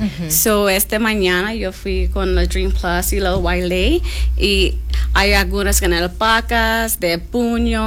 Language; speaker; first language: Spanish; non-native, learner; English